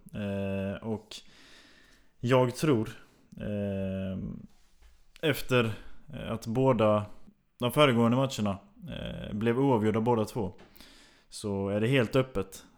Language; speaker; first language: Swedish; native; Swedish